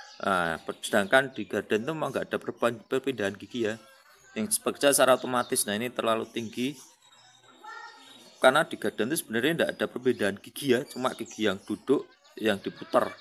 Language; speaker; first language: Indonesian; native; Indonesian